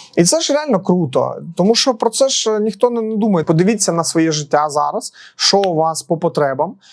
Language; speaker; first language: Ukrainian; non-native, local second language; Russian